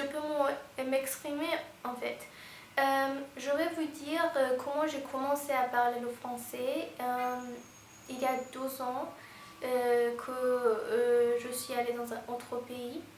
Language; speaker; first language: French; non-native, fluent; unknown